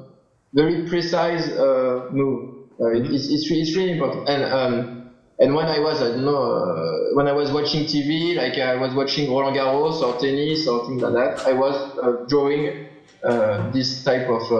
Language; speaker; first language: English; non-native, learner; French